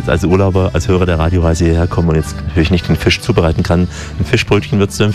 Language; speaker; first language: German; native; German